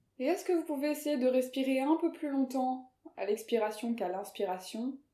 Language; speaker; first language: French; native; French